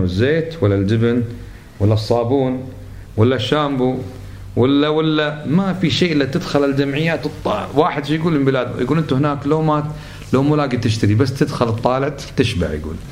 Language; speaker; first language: Arabic; native; Arabic